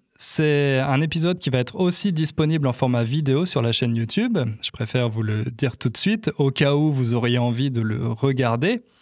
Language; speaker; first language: French; native; French